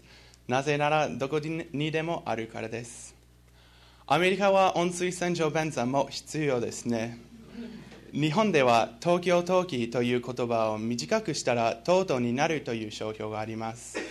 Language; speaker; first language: Japanese; non-native, learner; English